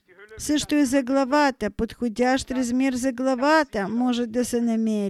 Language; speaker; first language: Bulgarian; non-native, fluent; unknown